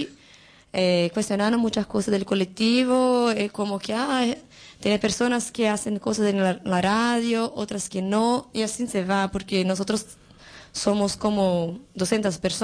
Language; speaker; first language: Spanish; non-native, fluent; Portuguese